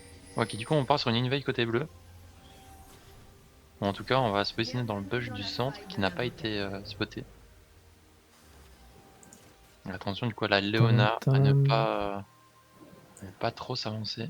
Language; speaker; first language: French; native; French